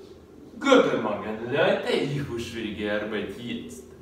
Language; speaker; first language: German; non-native, learner; Russian